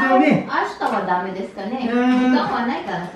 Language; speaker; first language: Japanese; non-native, learner; Filipino